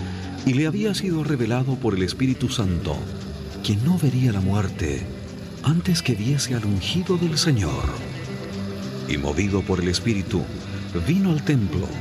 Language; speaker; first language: Spanish; native; Spanish